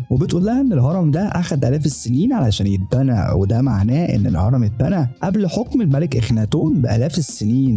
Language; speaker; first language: Arabic; native; Arabic